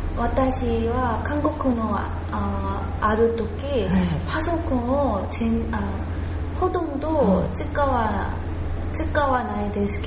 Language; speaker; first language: Japanese; non-native, learner; Korean